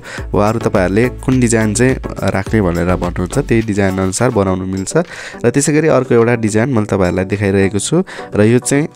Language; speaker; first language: Nepali; native; Nepali